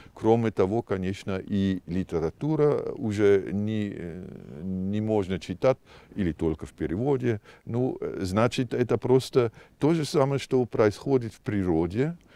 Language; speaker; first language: Russian; non-native, fluent; German